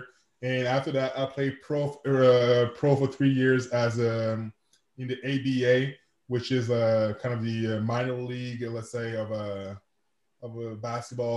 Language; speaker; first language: English; non-native, fluent; French